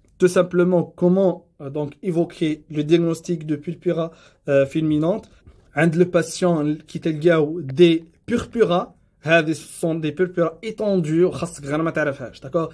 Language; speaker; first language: French; non-native, local second language; Arabic